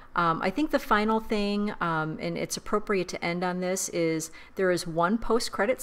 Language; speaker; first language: English; native; English